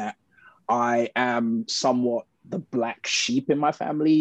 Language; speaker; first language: English; native; English